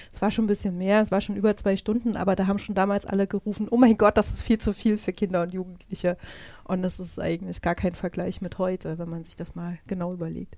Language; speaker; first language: German; native; German